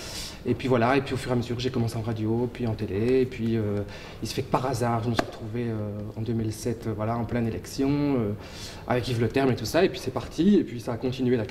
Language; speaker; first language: French; native; French